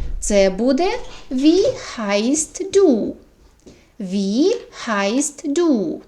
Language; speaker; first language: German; non-native, fluent; Ukrainian